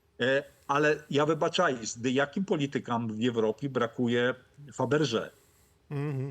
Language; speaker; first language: Polish; non-native, fluent; Ukrainian